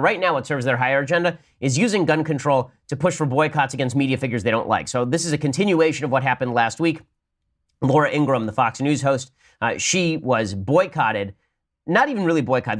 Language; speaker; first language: English; native; English